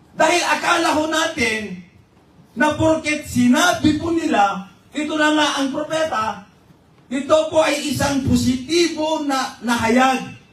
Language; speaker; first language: Filipino; non-native, local second language; Iloko